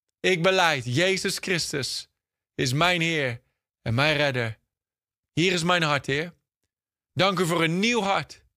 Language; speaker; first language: Dutch; non-native, fluent; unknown